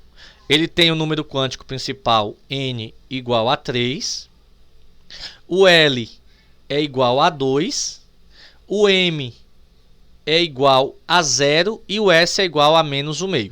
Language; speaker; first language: Portuguese; native; Portuguese